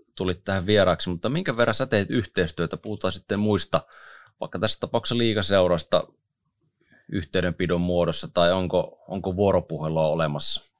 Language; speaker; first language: Finnish; native; Finnish